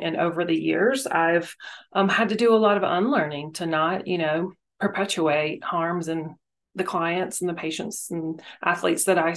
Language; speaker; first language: English; native; English